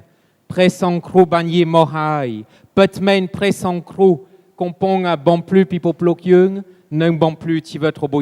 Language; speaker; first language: Khmer; non-native, fluent; French